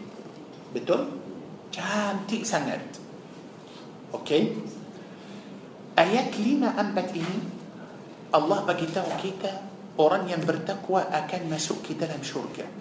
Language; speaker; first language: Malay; non-native, fluent; Arabic